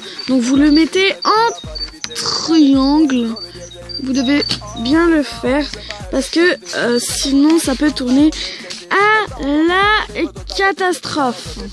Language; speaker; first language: French; native; French